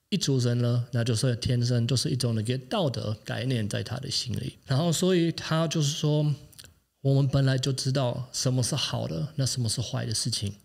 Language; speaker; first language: Chinese; non-native, fluent; German